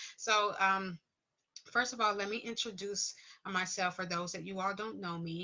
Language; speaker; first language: English; native; English